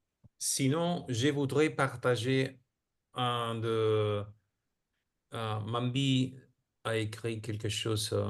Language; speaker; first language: French; non-native, fluent; Spanish